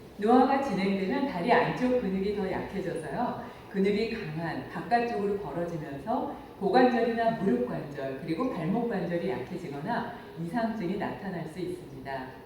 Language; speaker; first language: Korean; native; Korean